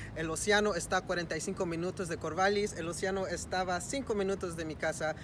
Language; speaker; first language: Spanish; early bilingual, heritage; Spanish